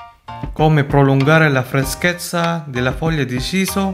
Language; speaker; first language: Italian; non-native, learner; Filipino